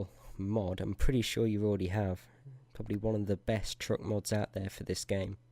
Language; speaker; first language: English; native; English